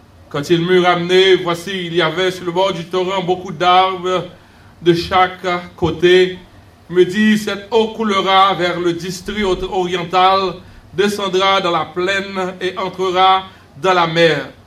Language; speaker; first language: French; native; French